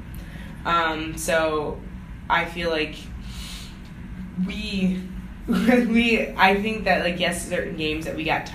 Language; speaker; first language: English; native; English